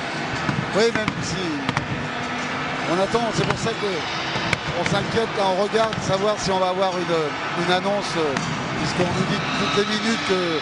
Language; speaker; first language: French; native; French